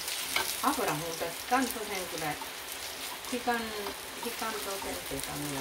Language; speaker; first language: Japanese; native; Japanese